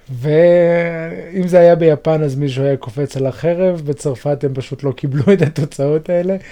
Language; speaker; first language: Hebrew; native; Hebrew